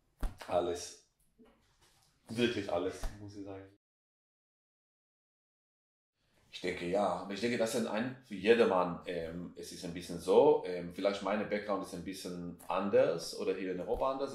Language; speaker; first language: German; non-native, fluent; Hebrew